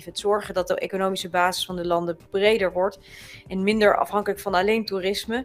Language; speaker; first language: Dutch; native; Dutch